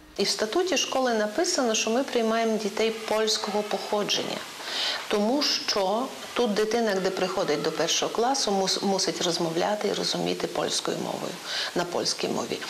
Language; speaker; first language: Ukrainian; non-native, local second language; Polish